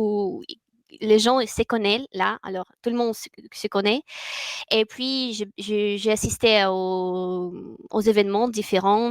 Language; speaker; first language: French; non-native, fluent; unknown